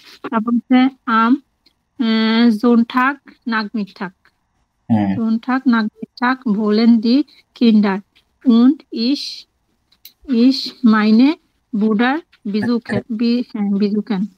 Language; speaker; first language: German; non-native, learner; Bangla